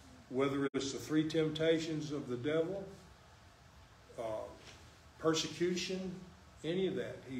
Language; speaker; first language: English; native; English